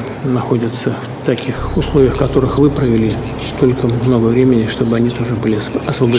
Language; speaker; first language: Russian; native; Russian